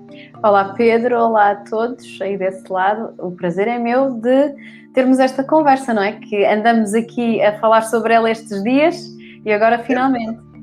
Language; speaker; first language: Portuguese; native; Portuguese